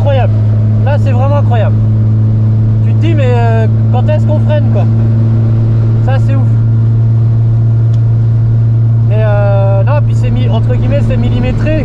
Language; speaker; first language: French; native; French